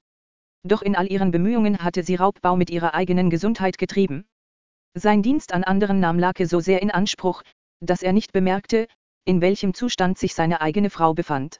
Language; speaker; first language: German; native; German